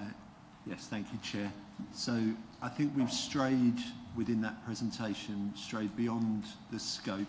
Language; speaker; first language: English; native; English